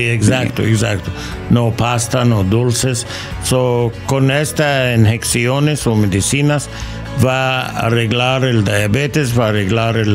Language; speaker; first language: Spanish; non-native, learner; English